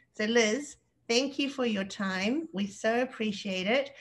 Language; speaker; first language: English; native; English